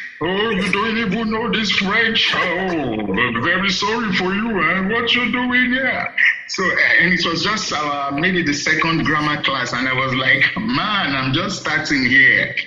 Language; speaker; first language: English; non-native, local second language; Yoruba